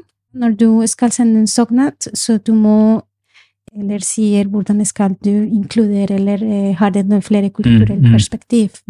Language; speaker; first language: Norwegian; non-native, fluent; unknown